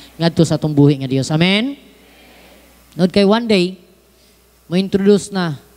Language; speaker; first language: Cebuano; native; Cebuano